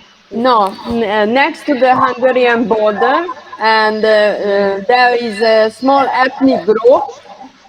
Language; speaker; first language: English; non-native, learner; Hungarian